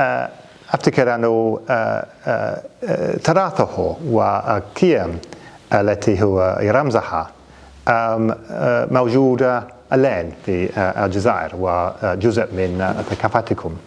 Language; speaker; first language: Arabic; non-native, fluent; English